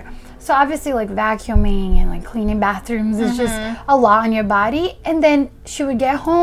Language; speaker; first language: English; early bilingual, other home language; Portuguese